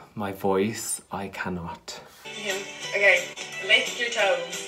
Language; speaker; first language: English; native; English